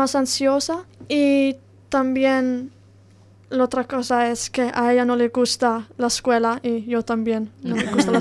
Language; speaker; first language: Spanish; non-native, learner; Italian